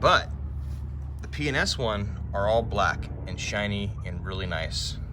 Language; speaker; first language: English; native; English